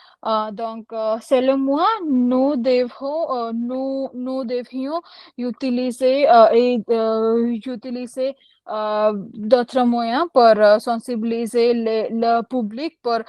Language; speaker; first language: French; non-native, learner; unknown